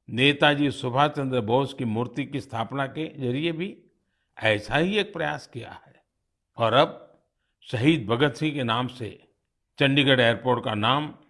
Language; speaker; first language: Hindi; non-native, local second language; Gujarati